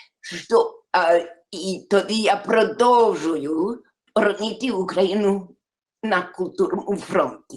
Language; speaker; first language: Ukrainian; early bilingual, heritage; English